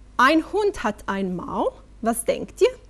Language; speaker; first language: German; non-native, fluent; Bosnian